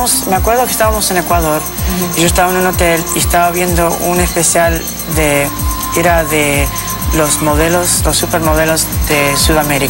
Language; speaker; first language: Spanish; early bilingual, heritage; Spanish